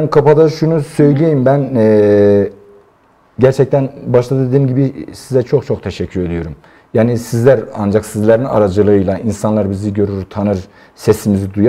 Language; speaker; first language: Turkish; native; Turkish